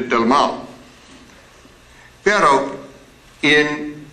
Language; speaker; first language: Spanish; non-native, learner; English